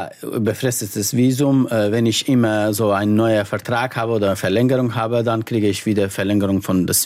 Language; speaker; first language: German; non-native, fluent; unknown